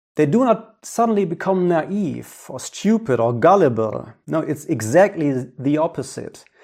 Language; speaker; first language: English; non-native, fluent; German